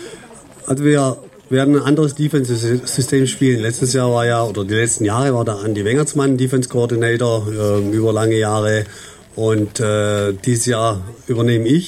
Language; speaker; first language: German; native; German